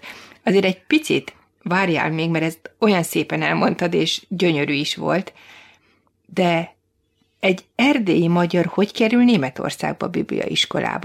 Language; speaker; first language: Hungarian; native; Hungarian